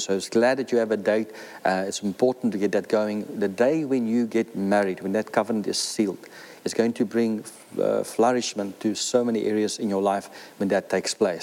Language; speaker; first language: English; non-native, local second language; Afrikaans